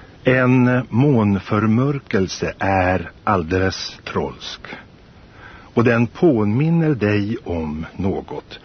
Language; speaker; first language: Swedish; native; Swedish